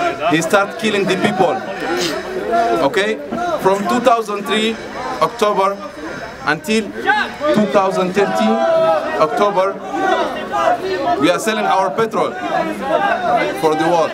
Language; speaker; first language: English; non-native, learner; Arabic